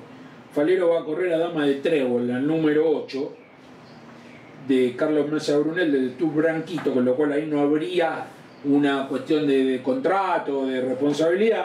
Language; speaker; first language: Spanish; native; Spanish